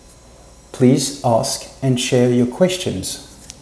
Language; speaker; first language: French; non-native, fluent; English